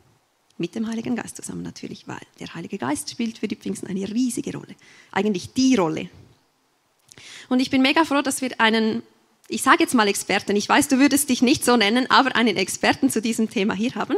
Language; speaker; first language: German; native; German